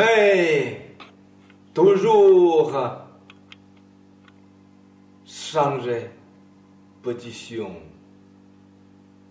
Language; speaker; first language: French; non-native, learner; Chinese